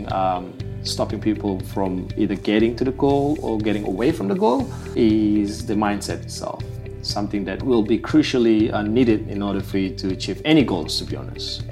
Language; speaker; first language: English; non-native, local second language; Malay